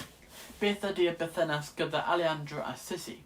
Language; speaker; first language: Welsh; non-native, local second language; English